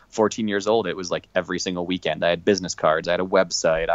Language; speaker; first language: English; native; English